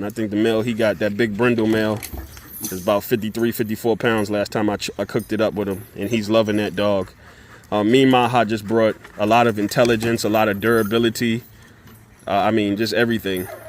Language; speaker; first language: English; native; English